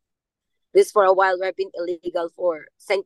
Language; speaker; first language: English; non-native, local second language; Maranao